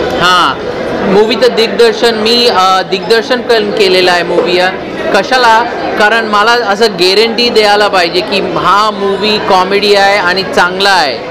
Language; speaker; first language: Marathi; early bilingual, heritage; English